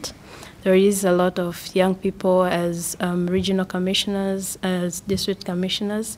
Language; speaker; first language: English; non-native, local second language; Swahili